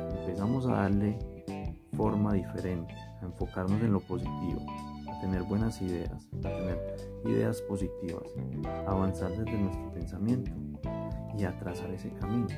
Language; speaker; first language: Spanish; native; Spanish